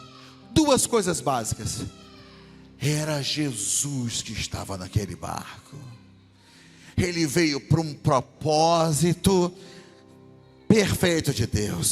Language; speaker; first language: Portuguese; native; Portuguese